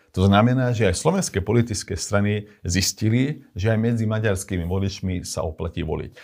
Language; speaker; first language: Slovak; non-native, local second language; Hungarian